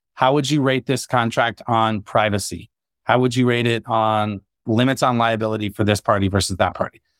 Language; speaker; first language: English; native; English